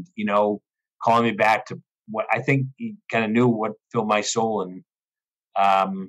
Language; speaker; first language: English; native; English